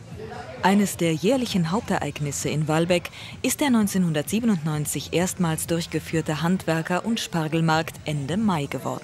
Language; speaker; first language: German; native; German